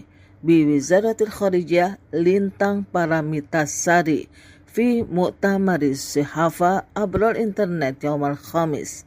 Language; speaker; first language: Arabic; non-native, fluent; Indonesian